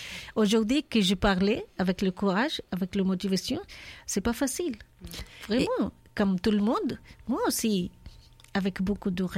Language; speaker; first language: French; non-native, learner; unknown